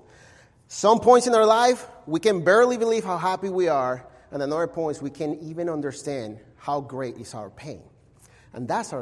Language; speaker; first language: English; non-native, fluent; Spanish